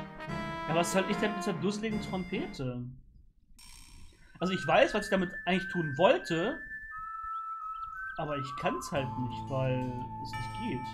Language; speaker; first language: German; native; German